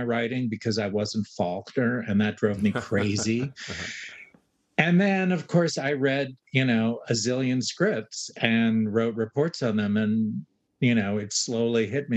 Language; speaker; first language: English; native; English